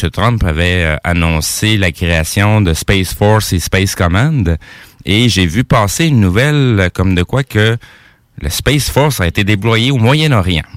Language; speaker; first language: French; native; French